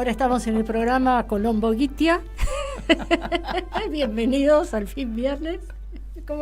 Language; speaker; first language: Spanish; native; Spanish